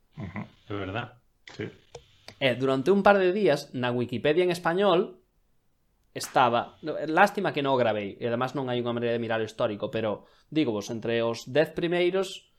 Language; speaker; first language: Galician; non-native, local second language; Spanish